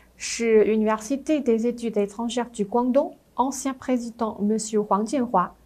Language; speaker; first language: French; non-native, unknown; Chinese